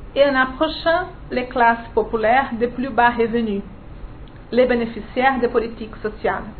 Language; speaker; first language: French; non-native, fluent; Portuguese